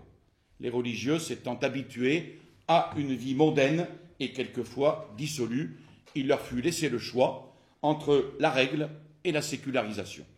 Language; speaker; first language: French; native; French